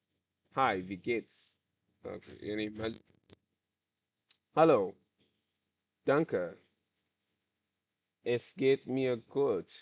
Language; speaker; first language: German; non-native, learner; Amharic